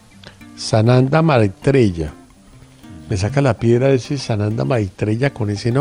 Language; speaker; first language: Spanish; native; Spanish